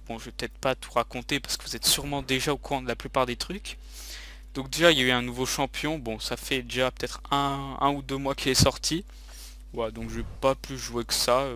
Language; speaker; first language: French; native; French